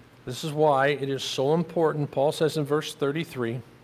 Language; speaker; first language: English; native; English